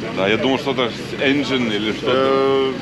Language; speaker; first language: Russian; non-native, fluent; Lithuanian